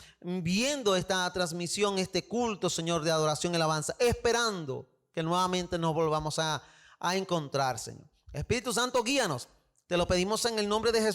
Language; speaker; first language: Spanish; native; Spanish